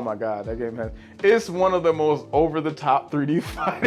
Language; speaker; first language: English; native; English